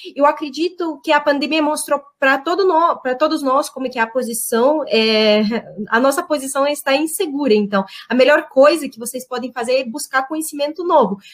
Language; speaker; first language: Portuguese; non-native, fluent; Russian